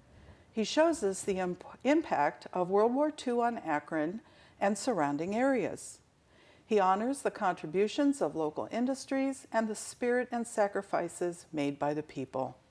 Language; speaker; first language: English; native; English